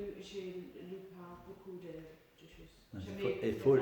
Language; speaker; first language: French; non-native, learner; English